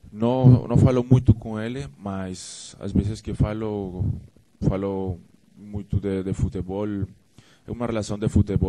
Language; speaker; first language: Portuguese; non-native, fluent; Spanish